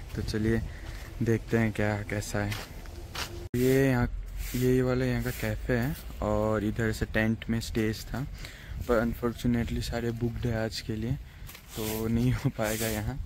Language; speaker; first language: Hindi; non-native, local second language; Assamese